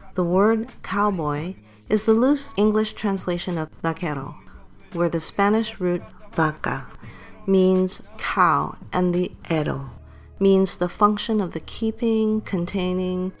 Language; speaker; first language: English; native; English